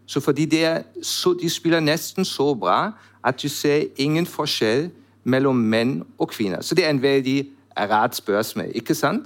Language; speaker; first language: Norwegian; non-native, learner; German